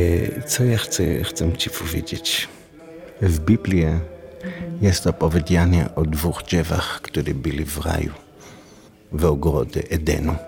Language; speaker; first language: Polish; non-native, learner; Hebrew